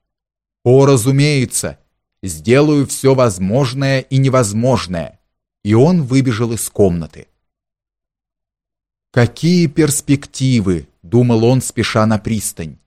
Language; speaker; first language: Russian; native; Russian